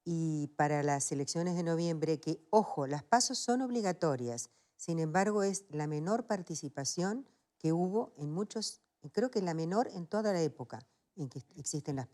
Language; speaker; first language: Spanish; native; Spanish